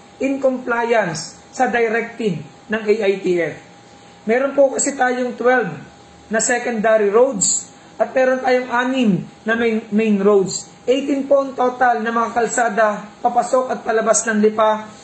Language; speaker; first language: Filipino; native; Filipino